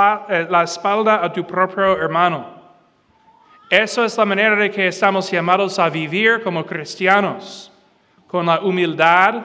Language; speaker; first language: Spanish; non-native, fluent; English